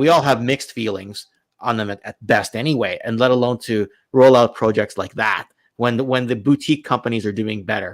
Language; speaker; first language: English; native; English